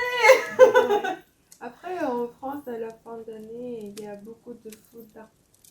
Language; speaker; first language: French; non-native, fluent; Korean